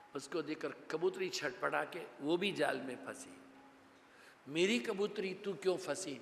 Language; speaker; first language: Hindi; non-native, local second language; Gujarati